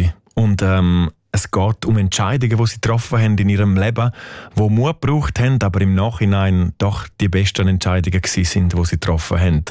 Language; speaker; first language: German; native; German